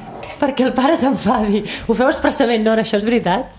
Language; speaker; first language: Catalan; native; Catalan